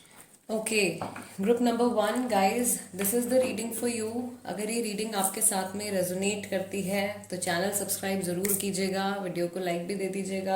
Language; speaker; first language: Hindi; native; Hindi